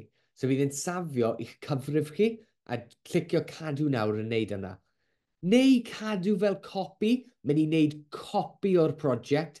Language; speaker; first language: Welsh; non-native, local second language; English